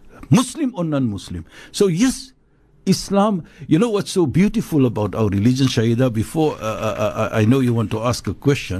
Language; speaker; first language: English; native; English